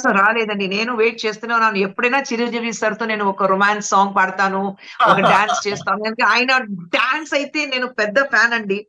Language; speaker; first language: Telugu; non-native, fluent; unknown